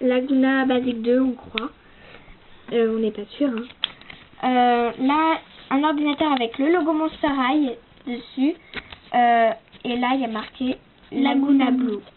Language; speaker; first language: French; native; French